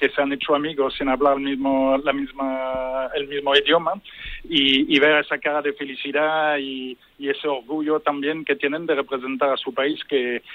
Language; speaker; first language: Spanish; non-native, fluent; French